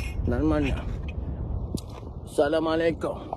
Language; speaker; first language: Russian; non-native, learner; Turkmen